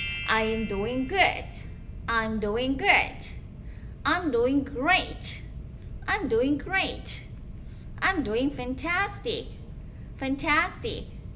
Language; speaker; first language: English; non-native, fluent; Korean